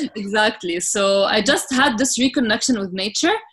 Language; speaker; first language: English; non-native, fluent; Arabic